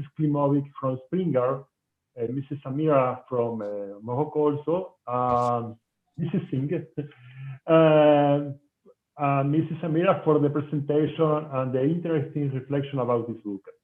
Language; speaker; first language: English; non-native, fluent; Spanish